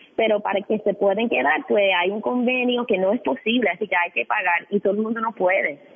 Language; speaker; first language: Spanish; non-native, fluent; English